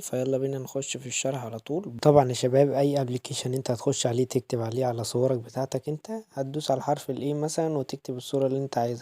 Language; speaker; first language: Arabic; native; Arabic